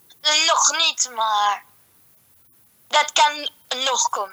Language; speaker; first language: Dutch; early bilingual, heritage; Dutch